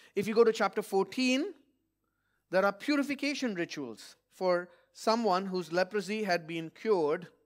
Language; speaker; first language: English; non-native, local second language; Malayalam